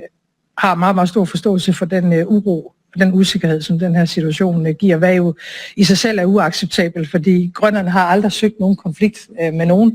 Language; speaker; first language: Danish; native; Danish